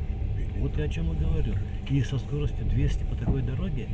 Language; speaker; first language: Russian; native; Russian